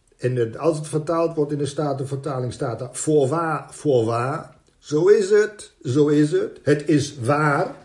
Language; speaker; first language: Dutch; non-native, fluent; German